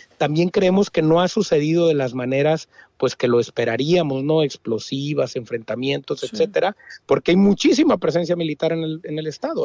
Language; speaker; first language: Spanish; native; Spanish